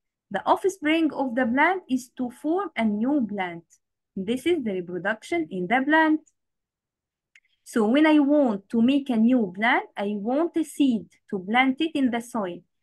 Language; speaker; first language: English; non-native, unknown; Arabic